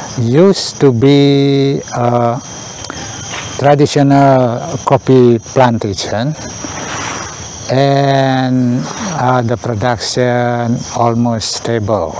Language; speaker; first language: English; non-native, learner; Indonesian